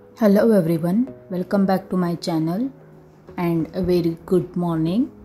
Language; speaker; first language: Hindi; non-native, local second language; Marathi